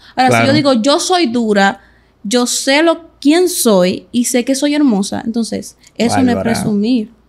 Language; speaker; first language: Spanish; native; Spanish